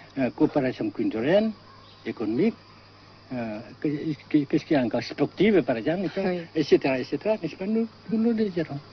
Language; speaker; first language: French; non-native, local second language; Vietnamese